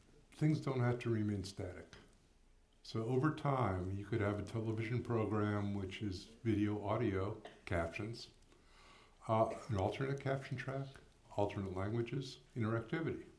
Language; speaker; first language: English; native; English